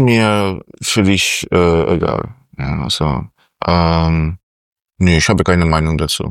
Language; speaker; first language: German; non-native, fluent; Polish